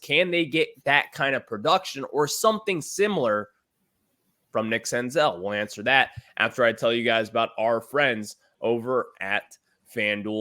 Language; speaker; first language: English; native; English